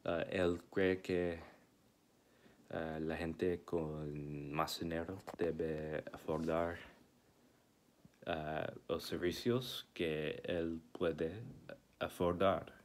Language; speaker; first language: Spanish; non-native, learner; English